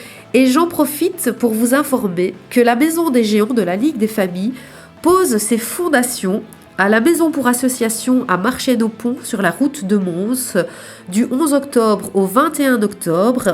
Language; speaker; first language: French; native; French